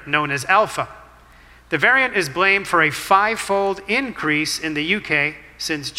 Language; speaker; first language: English; native; English